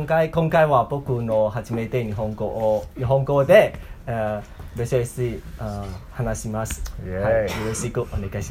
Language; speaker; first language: Japanese; non-native, learner; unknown